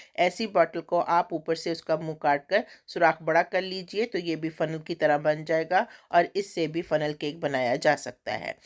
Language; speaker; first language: Urdu; native; Urdu